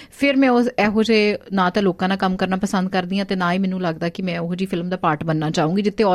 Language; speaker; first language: Punjabi; early bilingual, heritage; Punjabi